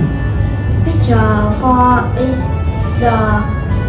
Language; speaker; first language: English; non-native, learner; Vietnamese